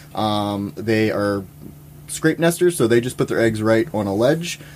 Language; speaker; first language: English; native; English